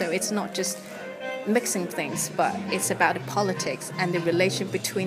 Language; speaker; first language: English; non-native, local second language; Cantonese